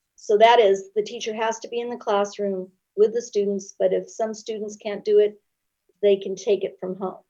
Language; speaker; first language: English; native; English